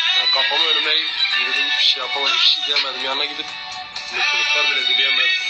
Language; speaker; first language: Turkish; non-native, local second language; Kurdish